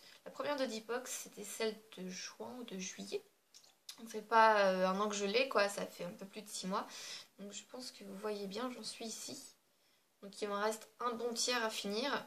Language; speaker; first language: French; native; French